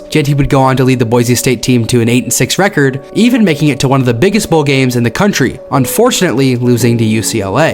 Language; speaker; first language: English; native; English